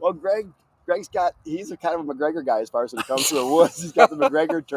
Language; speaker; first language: English; native; English